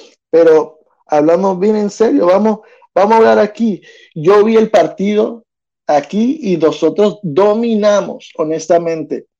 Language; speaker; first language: Spanish; early bilingual, heritage; Spanish